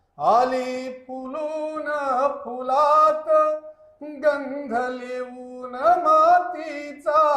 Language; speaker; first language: Marathi; native; Marathi